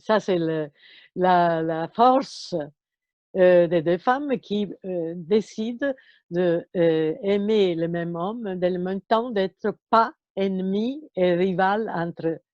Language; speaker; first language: French; non-native, fluent; Italian